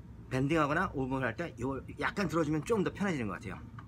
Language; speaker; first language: Korean; native; Korean